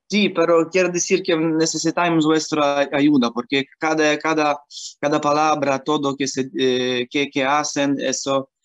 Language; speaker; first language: Spanish; non-native, learner; Ukrainian